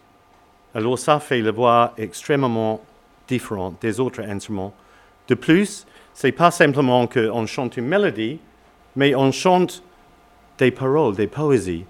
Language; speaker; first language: French; non-native, learner; English